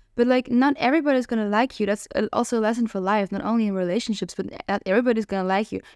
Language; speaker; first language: English; non-native, fluent; Hungarian